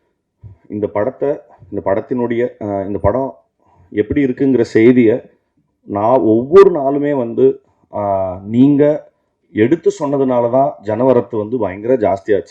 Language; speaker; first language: Tamil; native; Tamil